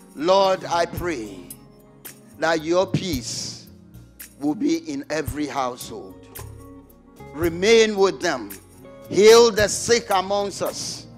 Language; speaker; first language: English; non-native, local second language; Akan